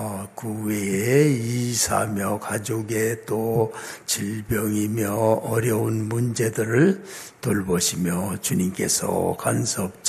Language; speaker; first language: Korean; native; Korean